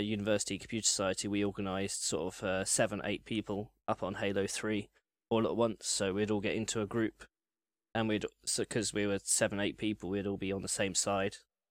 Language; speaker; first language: English; native; English